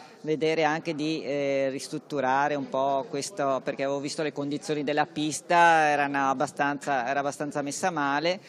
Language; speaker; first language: Italian; native; Italian